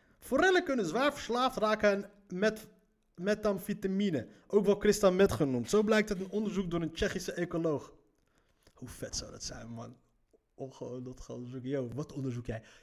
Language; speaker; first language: Dutch; early bilingual, other home language; Riffian